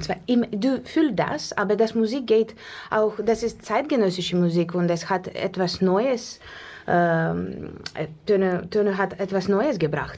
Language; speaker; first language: German; non-native, learner; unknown